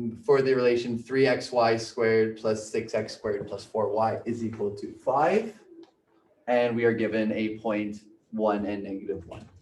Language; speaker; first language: English; native; English